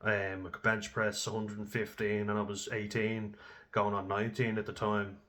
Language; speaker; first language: English; native; English